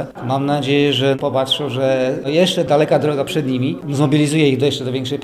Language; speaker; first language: Polish; native; Polish